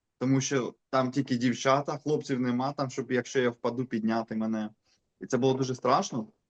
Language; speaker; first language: Ukrainian; native; Ukrainian